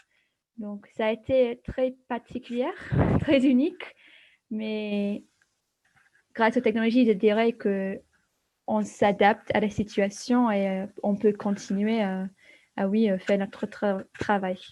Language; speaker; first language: French; non-native, fluent; English